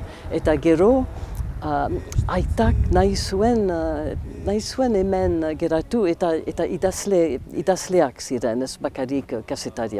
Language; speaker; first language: Basque; non-native, local second language; English